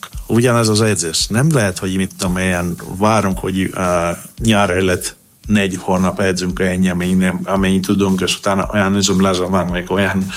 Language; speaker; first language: Hungarian; non-native, learner; Greek